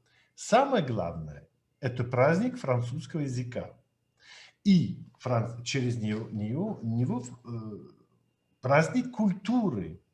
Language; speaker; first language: Russian; non-native, fluent; French